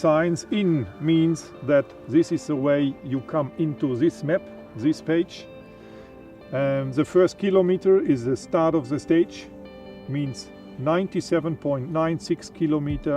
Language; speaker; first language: English; non-native, fluent; German